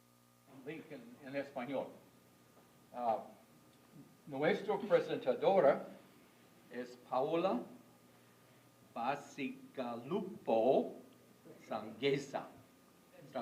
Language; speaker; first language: Spanish; non-native, fluent; English